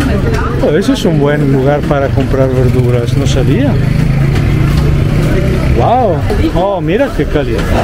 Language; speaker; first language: Spanish; non-native, fluent; Italian